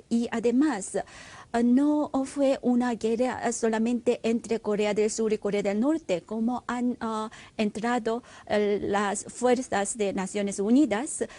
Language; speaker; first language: Spanish; non-native, fluent; Korean